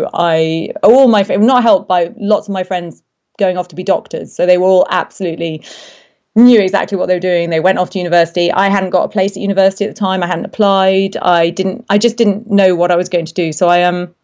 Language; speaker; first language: English; native; English